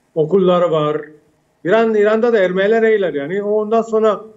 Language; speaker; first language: Turkish; early bilingual, heritage; Turkish